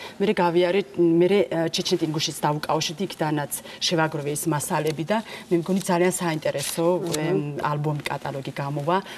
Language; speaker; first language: Georgian; non-native, local second language; Chechen